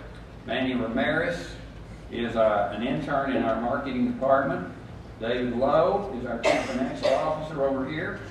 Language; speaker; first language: English; native; English